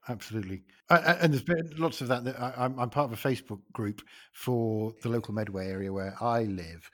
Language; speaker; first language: English; native; English